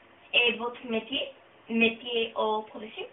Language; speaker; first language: French; non-native, learner; Spanish